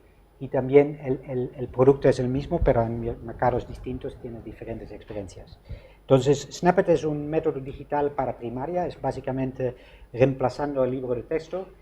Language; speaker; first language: Spanish; non-native, fluent; Dutch